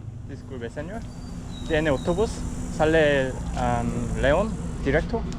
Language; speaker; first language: Spanish; non-native, learner; Korean